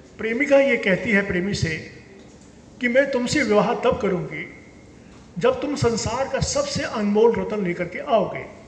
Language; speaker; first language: Hindi; native; Hindi